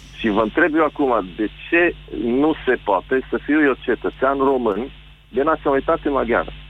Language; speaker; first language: Romanian; non-native, local second language; Hungarian